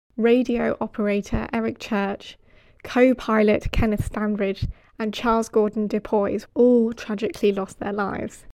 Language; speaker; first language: English; native; English